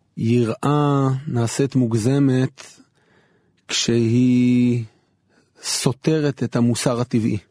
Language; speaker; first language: Hebrew; native; Hebrew